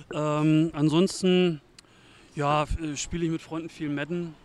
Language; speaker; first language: German; native; German